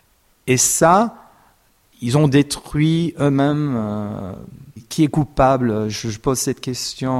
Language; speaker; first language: French; non-native, fluent; Armenian